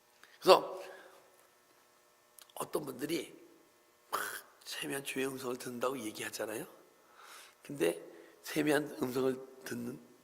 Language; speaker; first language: Korean; native; Korean